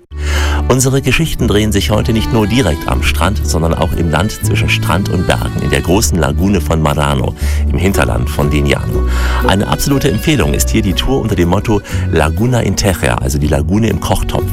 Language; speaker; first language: German; native; German